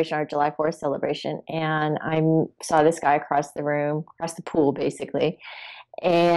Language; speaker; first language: English; native; English